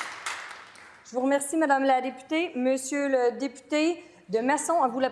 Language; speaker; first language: French; native; French